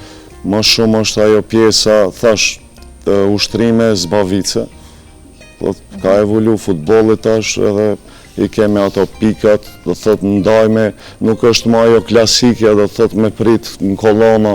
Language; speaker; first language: Albanian; native; Albanian